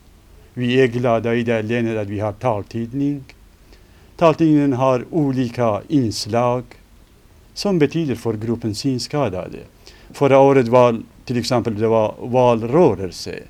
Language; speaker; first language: Swedish; non-native, fluent; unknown